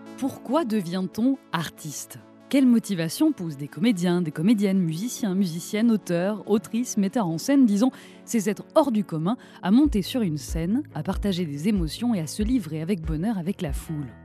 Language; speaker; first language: French; native; French